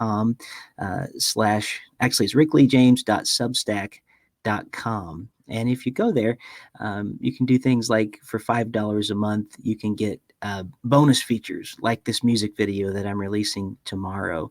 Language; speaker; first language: English; native; English